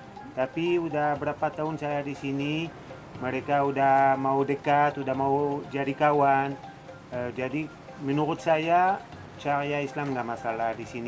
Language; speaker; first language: Indonesian; non-native, fluent; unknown